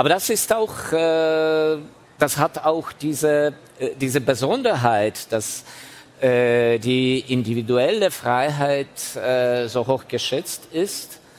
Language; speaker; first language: German; non-native, fluent; Ukrainian